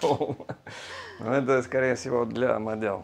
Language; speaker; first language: Russian; non-native, learner; English